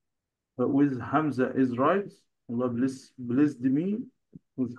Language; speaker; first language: English; non-native, learner; Arabic